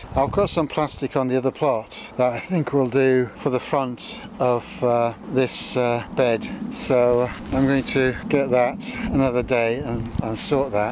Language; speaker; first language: English; native; English